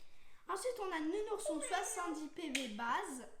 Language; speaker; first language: French; native; French